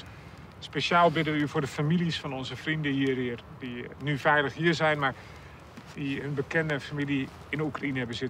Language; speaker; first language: Dutch; native; Dutch